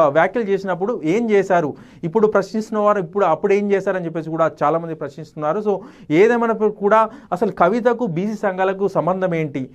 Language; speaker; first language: Telugu; native; Telugu